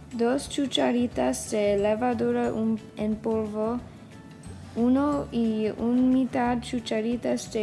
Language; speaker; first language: Spanish; non-native, learner; English